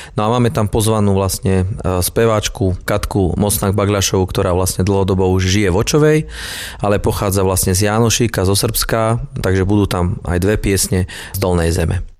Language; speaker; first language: Slovak; native; Slovak